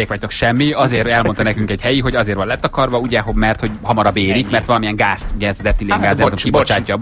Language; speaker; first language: Hungarian; native; Hungarian